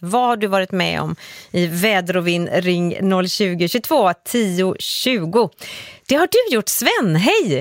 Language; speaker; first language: Swedish; native; Swedish